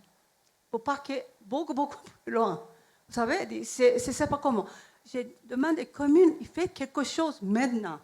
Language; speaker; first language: French; non-native, learner; Japanese